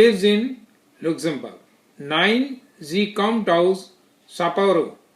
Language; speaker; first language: German; non-native, fluent; Hindi